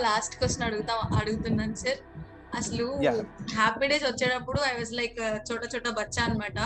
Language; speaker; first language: Telugu; native; Telugu